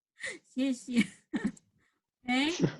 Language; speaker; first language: Chinese; non-native, fluent; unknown